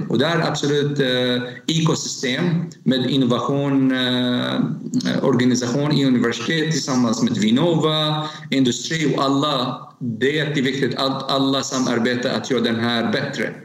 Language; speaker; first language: Swedish; non-native, learner; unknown